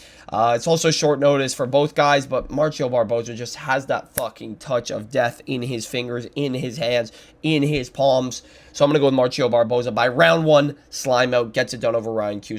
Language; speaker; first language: English; native; English